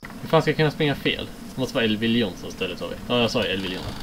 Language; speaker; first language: Swedish; native; Swedish